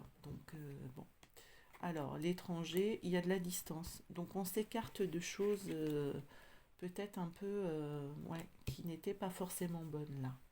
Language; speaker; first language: French; native; French